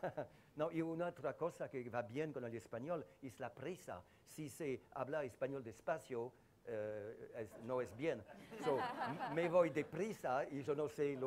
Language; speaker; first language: Spanish; non-native, fluent; French